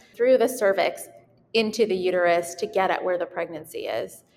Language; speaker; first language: English; native; English